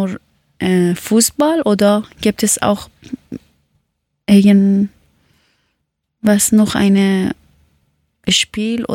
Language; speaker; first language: German; non-native, learner; Persian